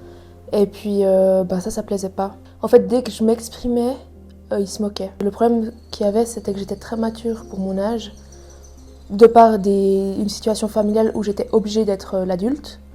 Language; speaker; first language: French; native; French